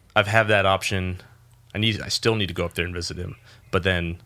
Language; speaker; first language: English; native; English